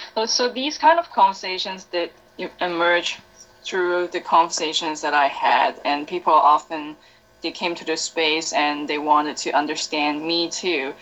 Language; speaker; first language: English; non-native, local second language; Cantonese